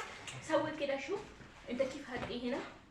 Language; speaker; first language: Arabic; non-native, learner; Oromo